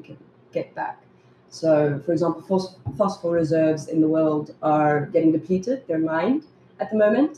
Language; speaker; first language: English; native; English